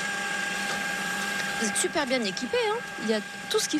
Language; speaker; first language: French; native; French